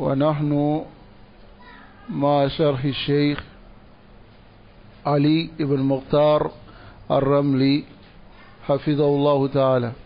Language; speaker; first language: Arabic; non-native, fluent; Dyula